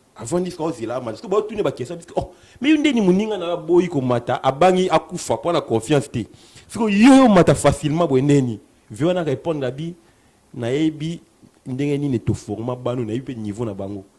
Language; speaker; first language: Lingala; native; Lingala